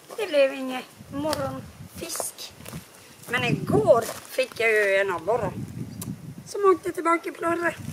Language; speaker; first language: Swedish; native; Swedish